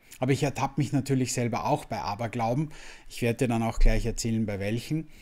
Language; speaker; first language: German; native; German